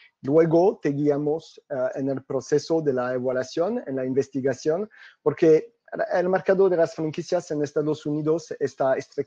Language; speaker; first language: Spanish; non-native, fluent; French